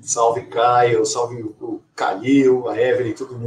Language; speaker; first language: Portuguese; native; Portuguese